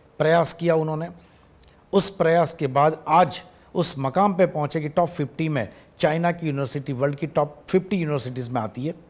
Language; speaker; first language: Hindi; non-native, local second language; Gujarati